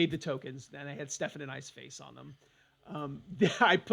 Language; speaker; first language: English; native; English